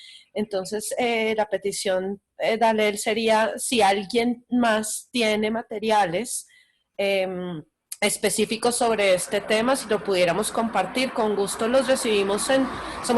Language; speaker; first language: Spanish; native; Spanish